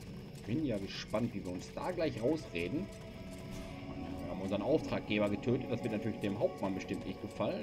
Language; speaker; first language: German; native; German